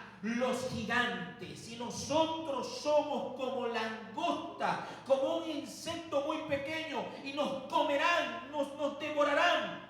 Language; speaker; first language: Spanish; native; Spanish